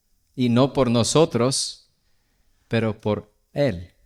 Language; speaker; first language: Spanish; non-native, fluent; English